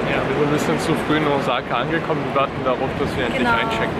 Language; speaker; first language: German; native; German